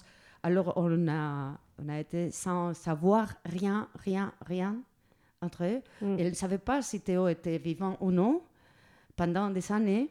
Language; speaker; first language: French; non-native, fluent; Spanish